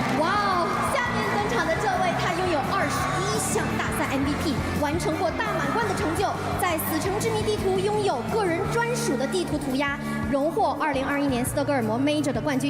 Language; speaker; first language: Chinese; native; Chinese